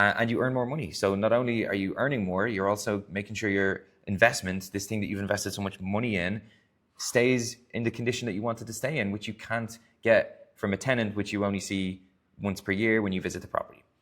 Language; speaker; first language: English; native; English